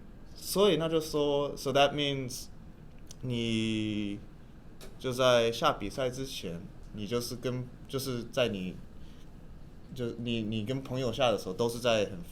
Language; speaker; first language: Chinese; early bilingual, heritage; English